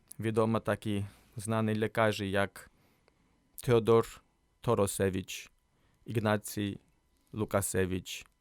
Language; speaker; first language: Polish; non-native, learner; Armenian